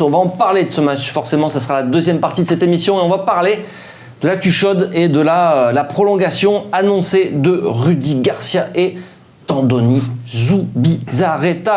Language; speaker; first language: French; native; French